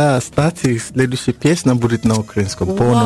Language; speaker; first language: Russian; non-native, learner; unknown